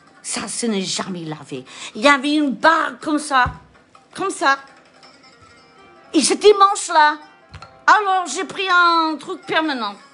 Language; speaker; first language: French; non-native, fluent; English